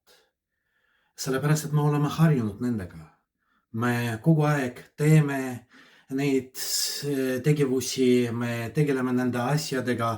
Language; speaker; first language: Estonian; non-native, fluent; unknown